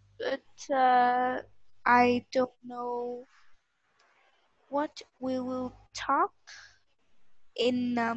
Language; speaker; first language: English; non-native, learner; Vietnamese